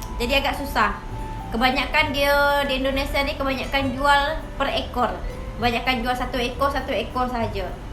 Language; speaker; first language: Malay; native; Malay